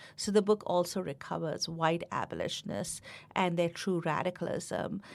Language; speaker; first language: English; non-native, local second language; Hindi